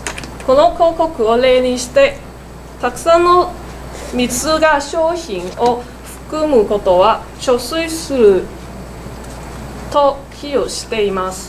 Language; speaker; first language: Japanese; non-native, learner; Cantonese